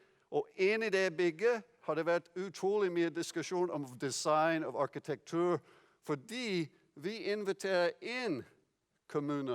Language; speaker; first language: Norwegian; non-native, fluent; English